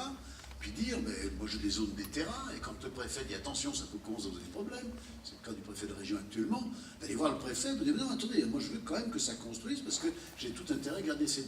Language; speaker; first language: French; native; French